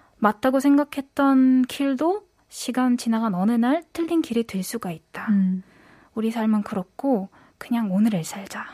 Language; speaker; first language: Korean; non-native, fluent; Uzbek